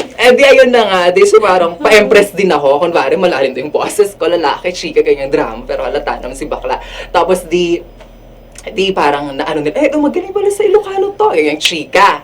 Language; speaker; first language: Filipino; non-native, local second language; Iloko